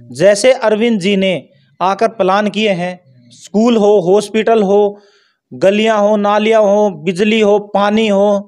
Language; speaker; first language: Hindi; native; Hindi